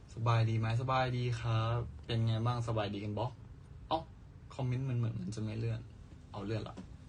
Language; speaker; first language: Thai; native; Thai